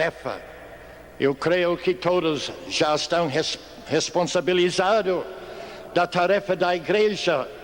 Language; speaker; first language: Portuguese; non-native, fluent; English